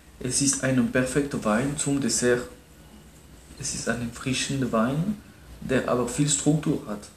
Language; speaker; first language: German; non-native, learner; Spanish